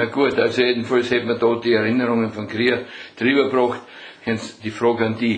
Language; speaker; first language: German; native; German